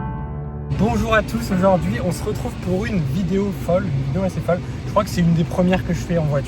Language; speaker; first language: French; native; French